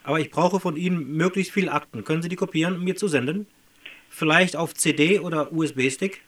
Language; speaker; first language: German; native; German